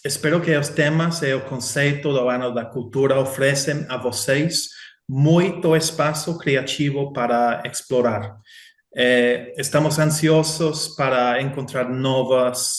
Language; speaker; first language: Portuguese; non-native, fluent; English